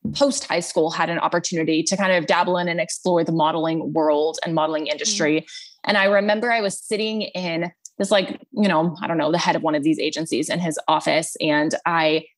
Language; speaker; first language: English; native; English